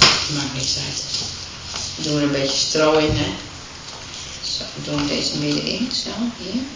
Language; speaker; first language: Dutch; native; Dutch